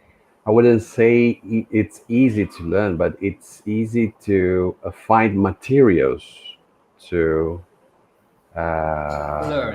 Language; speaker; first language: English; non-native, fluent; Portuguese